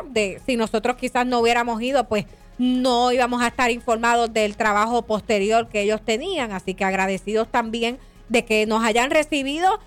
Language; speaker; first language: Spanish; native; Spanish